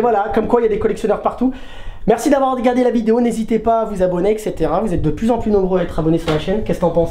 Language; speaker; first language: French; native; French